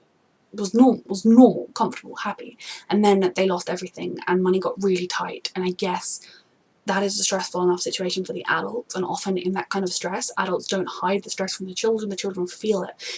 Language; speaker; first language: English; native; English